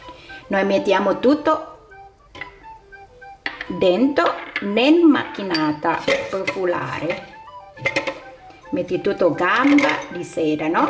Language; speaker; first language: Italian; non-native, learner; Thai